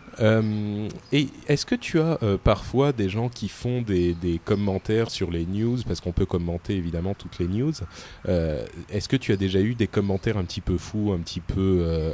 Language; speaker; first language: French; native; French